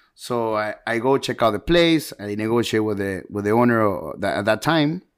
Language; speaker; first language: English; early bilingual, heritage; Spanish